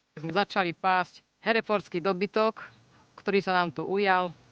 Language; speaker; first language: Slovak; native; Slovak